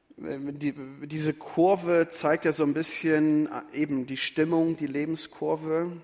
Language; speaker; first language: German; native; German